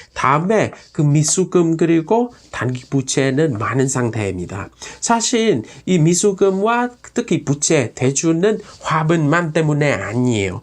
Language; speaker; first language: Korean; non-native, fluent; Vietnamese